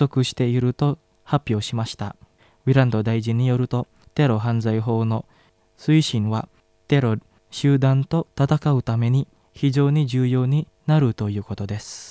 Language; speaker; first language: Japanese; non-native, fluent; Indonesian